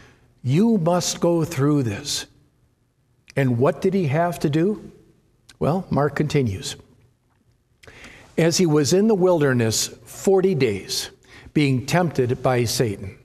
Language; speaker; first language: English; native; English